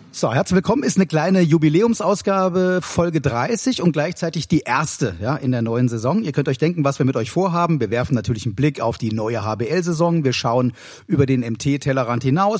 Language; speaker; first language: German; native; German